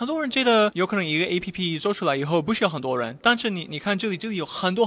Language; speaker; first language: Chinese; non-native, fluent; English